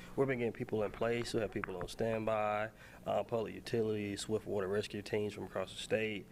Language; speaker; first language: English; native; English